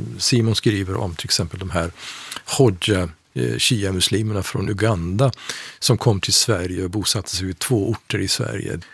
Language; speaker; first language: Swedish; non-native, fluent; Persian